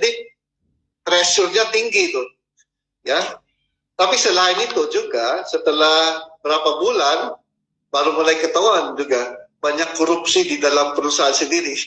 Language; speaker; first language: Indonesian; non-native, fluent; Filipino